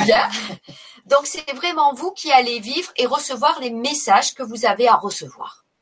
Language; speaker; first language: French; native; French